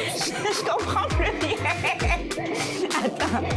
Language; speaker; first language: French; native; French